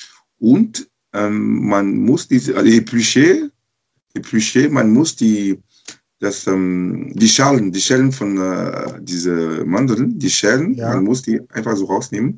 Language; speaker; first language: German; non-native, learner; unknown